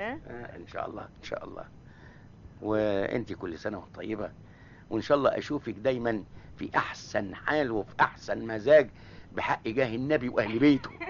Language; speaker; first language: Arabic; native; Arabic